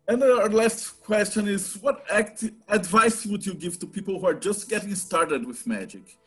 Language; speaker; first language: English; non-native, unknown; Portuguese